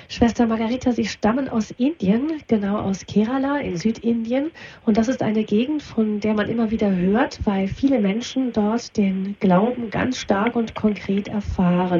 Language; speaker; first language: German; native; German